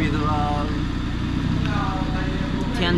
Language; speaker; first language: English; non-native, learner; Vietnamese